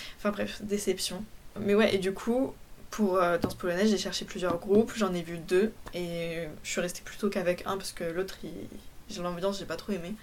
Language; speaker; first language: French; early bilingual, other home language; Polish